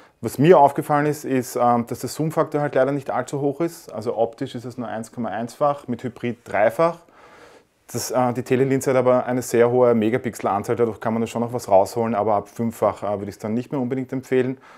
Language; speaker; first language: German; native; German